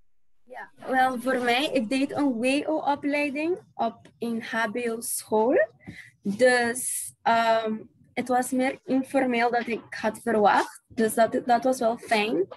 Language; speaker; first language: Dutch; non-native, local second language; Papiamento